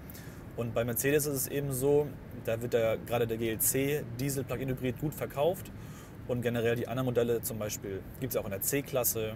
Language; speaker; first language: German; native; German